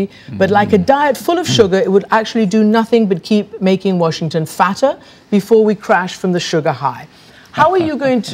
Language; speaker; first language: English; native; English